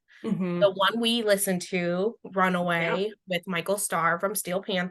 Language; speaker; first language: English; native; English